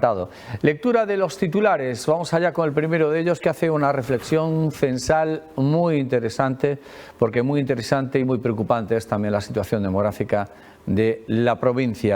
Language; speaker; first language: Spanish; native; Spanish